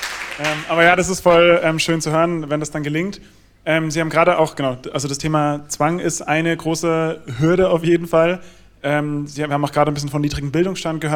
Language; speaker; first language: German; native; German